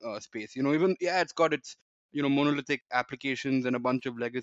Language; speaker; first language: English; non-native, local second language; Tamil